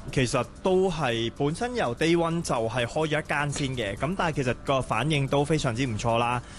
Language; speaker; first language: Cantonese; early bilingual, other home language; Thai